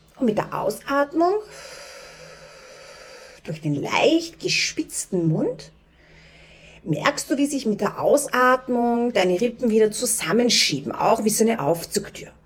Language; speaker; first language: German; native; German